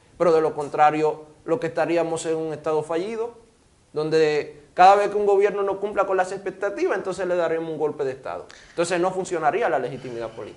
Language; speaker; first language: Spanish; native; Spanish